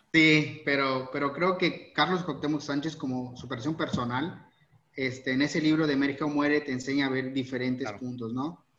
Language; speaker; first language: Spanish; native; Spanish